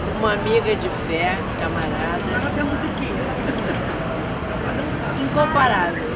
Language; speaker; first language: Portuguese; native; Portuguese